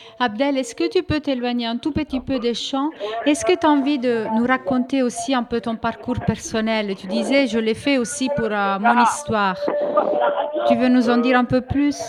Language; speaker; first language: French; native; French